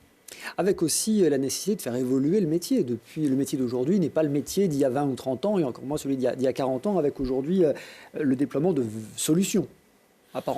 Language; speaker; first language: French; native; French